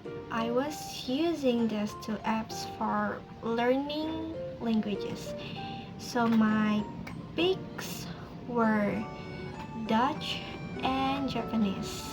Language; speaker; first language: English; non-native, learner; Indonesian